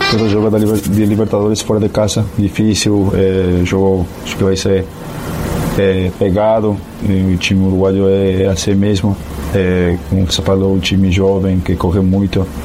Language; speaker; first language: Portuguese; non-native, fluent; Spanish